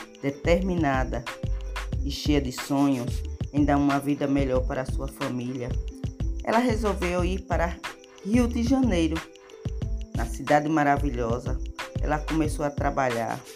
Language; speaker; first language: Portuguese; native; Portuguese